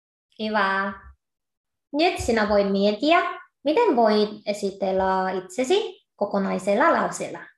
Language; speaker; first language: Finnish; non-native, fluent; Korean